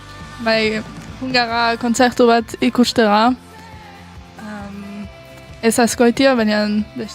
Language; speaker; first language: Basque; early bilingual, heritage; Basque